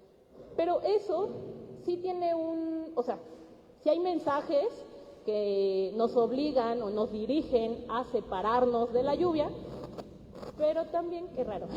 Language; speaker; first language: Spanish; native; Spanish